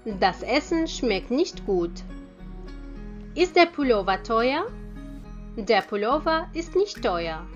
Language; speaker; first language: German; non-native, fluent; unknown